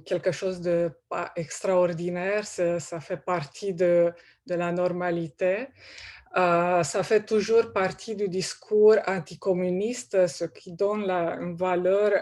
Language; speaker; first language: French; non-native, fluent; Romanian